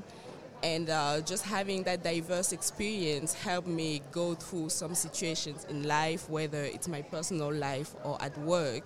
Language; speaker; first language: English; non-native, local second language; French